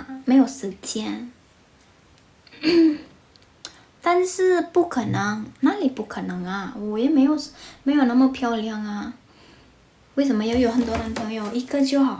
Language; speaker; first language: Chinese; non-native, learner; Indonesian